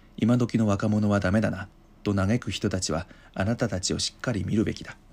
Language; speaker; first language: Japanese; non-native, fluent; Chinese